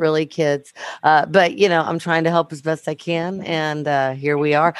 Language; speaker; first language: English; native; English